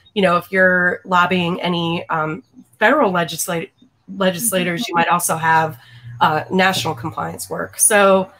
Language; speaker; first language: English; native; English